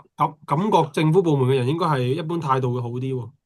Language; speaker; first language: Chinese; native; Chinese